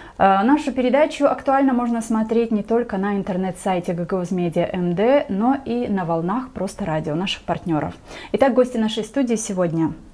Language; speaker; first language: Russian; non-native, local second language; Gagauz